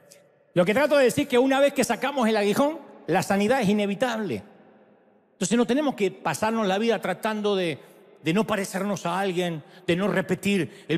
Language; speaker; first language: Spanish; native; Spanish